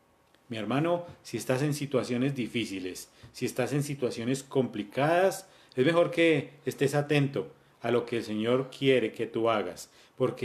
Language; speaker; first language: Spanish; native; Spanish